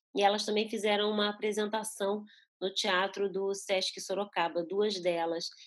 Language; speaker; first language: Portuguese; early bilingual, other home language; Spanish